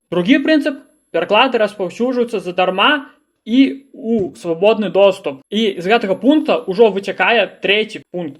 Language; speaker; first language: Belarusian; non-native, local second language; Russian